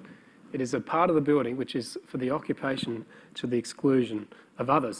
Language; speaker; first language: English; native; English